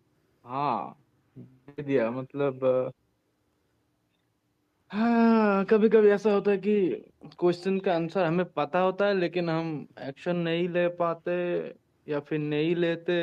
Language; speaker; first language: Hindi; non-native, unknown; Bangla